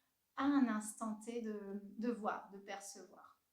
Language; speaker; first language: French; native; French